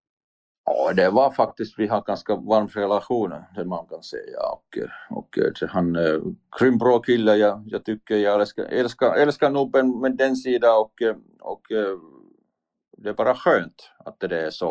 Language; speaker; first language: Swedish; non-native, learner; Finnish